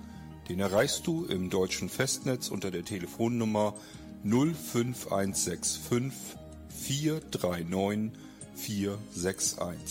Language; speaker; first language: German; native; German